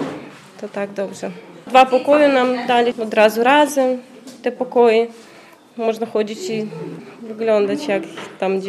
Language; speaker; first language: Polish; non-native, learner; Russian